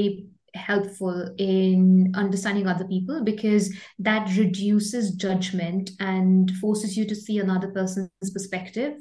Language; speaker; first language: English; non-native, local second language; Hindi